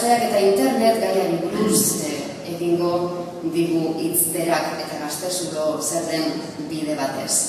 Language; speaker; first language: Basque; native; Basque